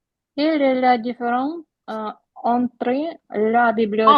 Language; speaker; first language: French; non-native, learner; Ukrainian